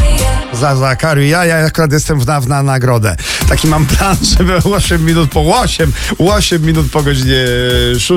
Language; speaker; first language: Polish; native; Polish